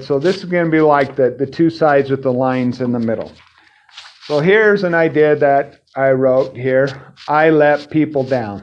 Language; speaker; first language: English; native; English